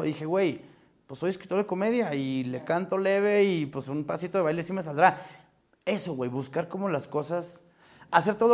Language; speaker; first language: Spanish; native; Spanish